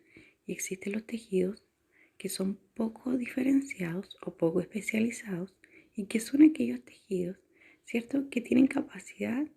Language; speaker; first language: Spanish; native; Spanish